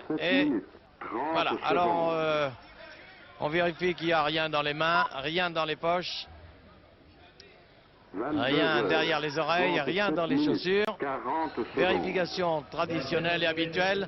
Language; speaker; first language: French; native; French